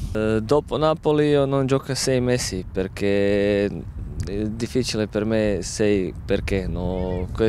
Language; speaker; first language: Italian; non-native, learner; Croatian